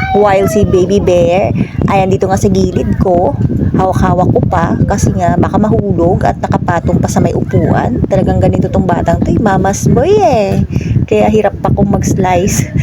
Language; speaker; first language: Filipino; non-native, local second language; Cebuano